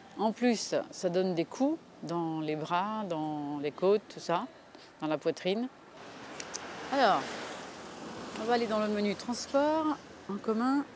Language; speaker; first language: French; native; French